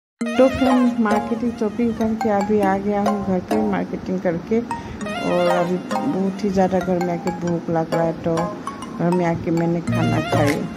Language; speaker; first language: Hindi; non-native, local second language; Bangla